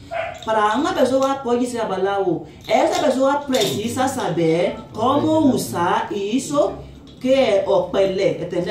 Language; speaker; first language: Portuguese; non-native, local second language; Yoruba